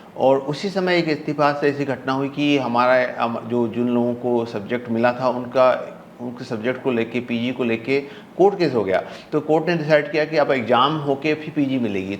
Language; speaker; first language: Hindi; native; Hindi